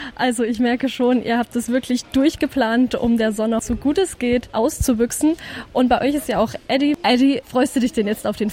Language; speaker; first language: German; native; German